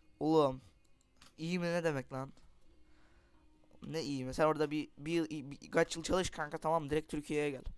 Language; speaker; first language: Turkish; native; Turkish